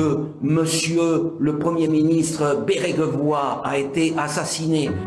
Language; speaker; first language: French; native; French